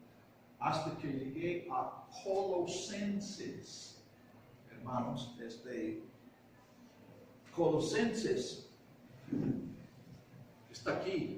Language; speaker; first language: Spanish; non-native, fluent; English